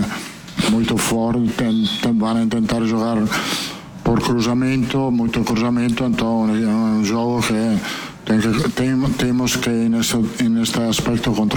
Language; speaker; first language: Portuguese; non-native, fluent; Italian